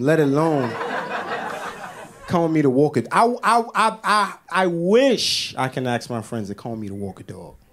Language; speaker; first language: English; native; English